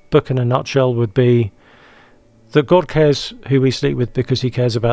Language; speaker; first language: English; native; English